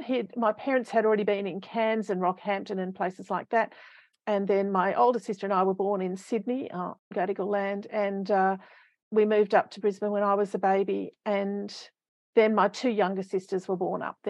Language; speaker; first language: English; native; English